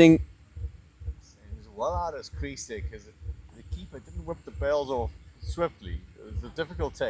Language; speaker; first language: English; native; English